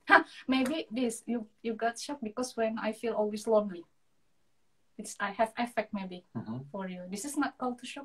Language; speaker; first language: English; non-native, learner; Indonesian